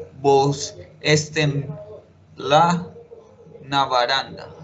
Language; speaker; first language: Spanish; non-native, learner; Portuguese